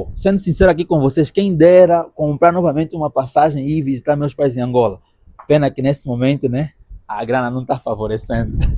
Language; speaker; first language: Portuguese; native; Portuguese